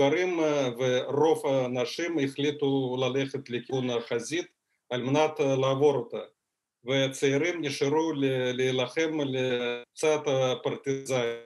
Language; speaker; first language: Hebrew; non-native, fluent; Russian